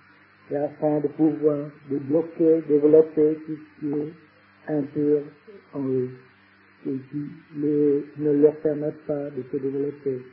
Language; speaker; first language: French; non-native, fluent; Vietnamese